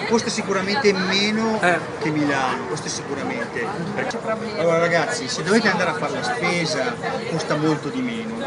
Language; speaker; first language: Italian; native; Italian